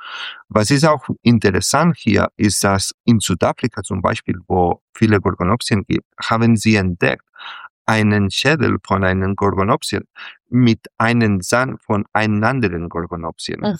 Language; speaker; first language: German; non-native, fluent; Catalan